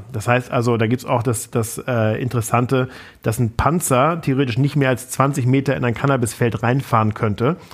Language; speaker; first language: German; native; German